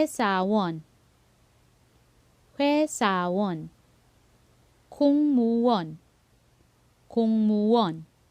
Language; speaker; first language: Korean; non-native, learner; Filipino